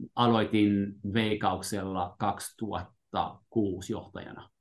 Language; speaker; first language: Finnish; non-native, fluent; French